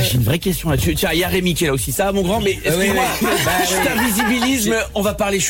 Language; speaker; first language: French; native; French